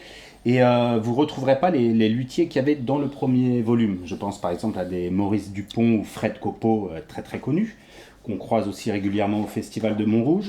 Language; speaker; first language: French; native; French